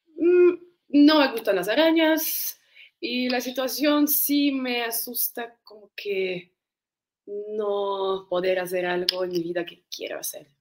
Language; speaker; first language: Spanish; non-native, fluent; Russian